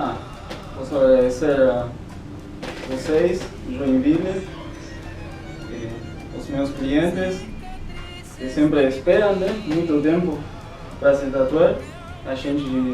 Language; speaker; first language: Portuguese; non-native, fluent; Spanish